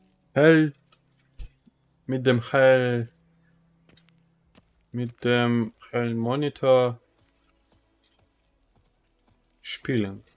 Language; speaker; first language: German; non-native, learner; Russian